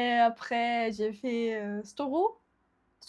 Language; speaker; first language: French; non-native, learner; Japanese